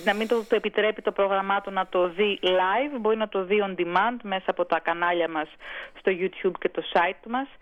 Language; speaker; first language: Greek; native; Greek